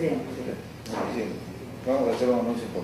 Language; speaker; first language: Portuguese; non-native, learner; Spanish